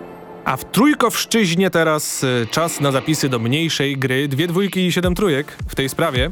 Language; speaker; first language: Polish; native; Polish